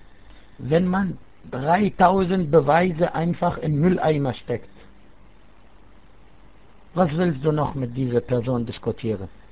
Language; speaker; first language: German; non-native, fluent; Arabic